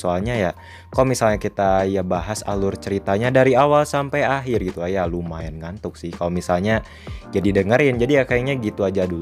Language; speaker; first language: Indonesian; native; Indonesian